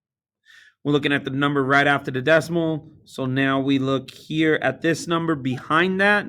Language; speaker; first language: English; native; English